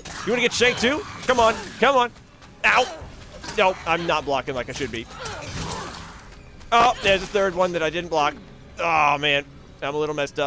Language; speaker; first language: English; native; English